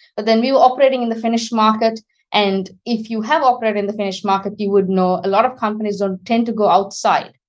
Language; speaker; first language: English; non-native, local second language; Sinhala